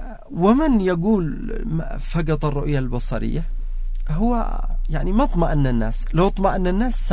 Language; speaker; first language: Arabic; native; Arabic